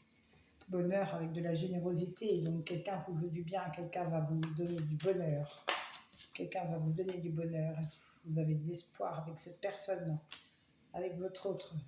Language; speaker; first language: French; native; French